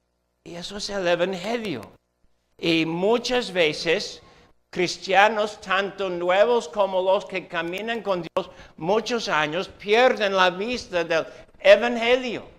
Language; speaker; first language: Spanish; non-native, fluent; English